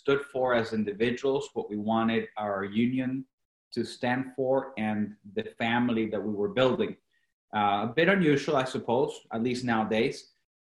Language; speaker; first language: English; non-native, fluent; Spanish